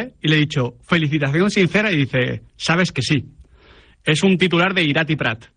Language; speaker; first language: Spanish; native; Spanish